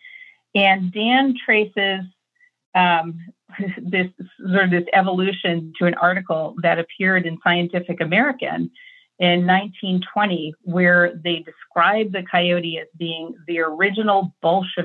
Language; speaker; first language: English; native; English